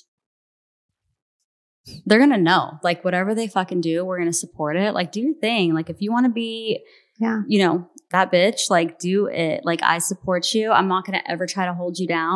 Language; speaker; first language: English; native; English